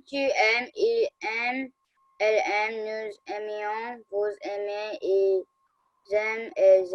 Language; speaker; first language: French; non-native, learner; Chinese